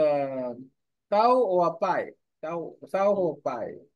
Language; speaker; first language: English; non-native, learner; Korean